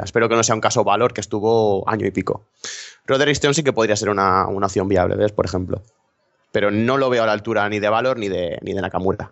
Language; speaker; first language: Spanish; native; Spanish